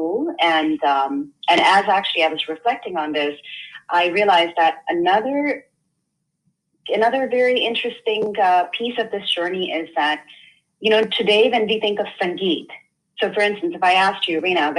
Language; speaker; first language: English; non-native, local second language; Hindi